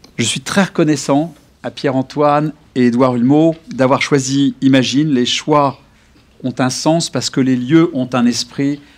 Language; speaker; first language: French; native; French